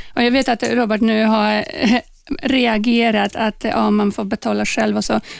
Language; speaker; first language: Swedish; non-native, fluent; Polish